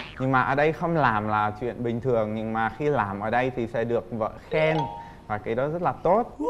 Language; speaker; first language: Vietnamese; non-native, fluent; Czech